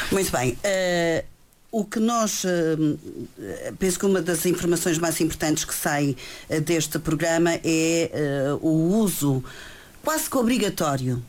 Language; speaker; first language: Portuguese; native; Portuguese